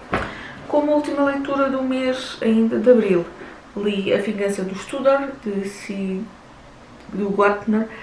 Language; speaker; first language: Portuguese; native; Portuguese